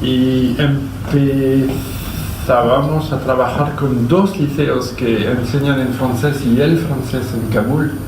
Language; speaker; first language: Spanish; non-native, fluent; French